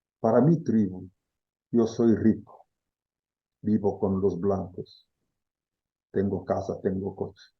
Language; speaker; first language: Spanish; non-native, fluent; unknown